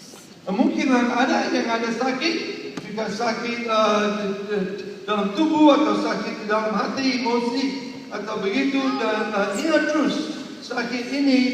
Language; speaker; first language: Indonesian; non-native, learner; English